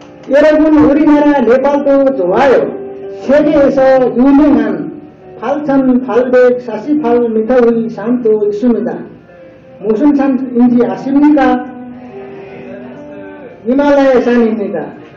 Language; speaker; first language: Korean; non-native, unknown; Nepali